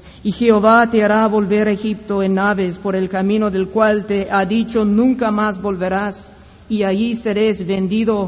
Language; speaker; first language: Spanish; non-native, fluent; English